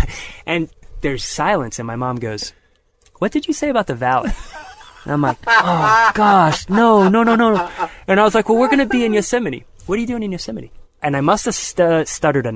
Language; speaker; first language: English; native; English